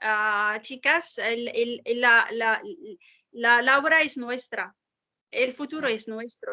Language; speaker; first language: Spanish; non-native, fluent; Arabic